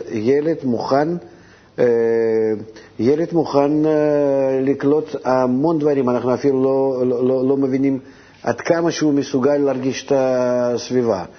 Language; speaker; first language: Hebrew; non-native, fluent; Russian